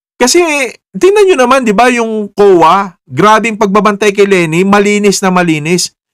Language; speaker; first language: Filipino; native; Filipino